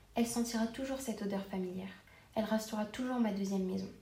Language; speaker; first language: French; non-native, local second language; Arabic